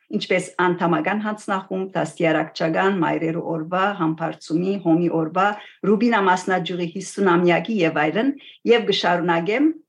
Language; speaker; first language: Armenian; native; Armenian